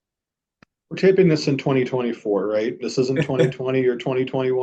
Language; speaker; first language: English; native; English